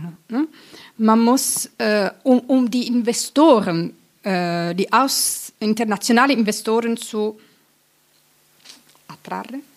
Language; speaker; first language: German; non-native, fluent; Italian